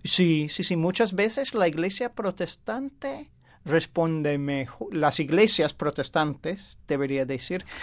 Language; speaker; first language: Spanish; non-native, fluent; English